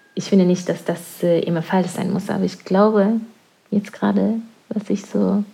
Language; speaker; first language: German; non-native, fluent; Norwegian